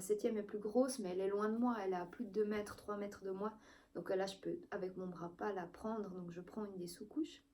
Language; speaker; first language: French; native; French